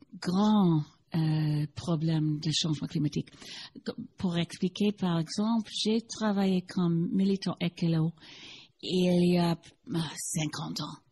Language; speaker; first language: French; non-native, learner; English